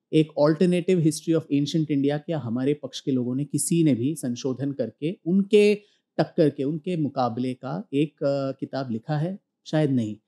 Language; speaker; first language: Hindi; non-native, local second language; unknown